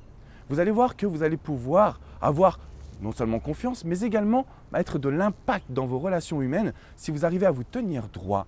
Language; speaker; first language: French; native; French